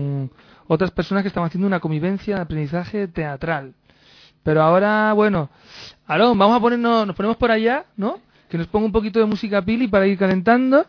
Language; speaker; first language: Spanish; native; Spanish